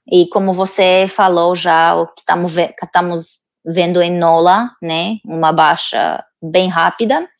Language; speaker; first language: Portuguese; non-native, fluent; Romanian